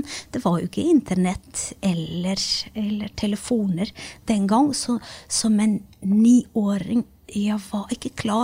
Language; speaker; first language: Norwegian; early bilingual, other home language; Albanian